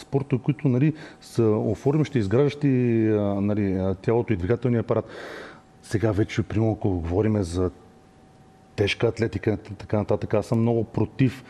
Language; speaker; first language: Bulgarian; native; Bulgarian